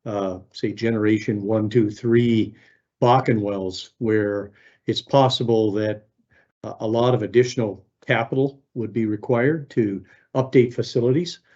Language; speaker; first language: English; native; English